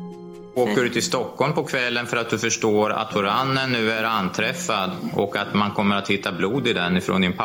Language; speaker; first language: Swedish; native; Swedish